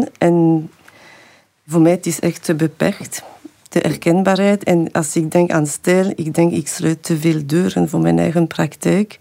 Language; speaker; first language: Dutch; non-native, local second language; French